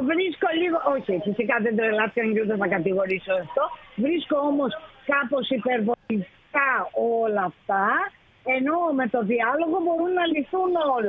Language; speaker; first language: Greek; native; Greek